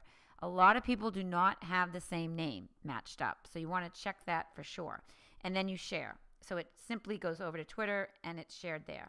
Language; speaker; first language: English; native; English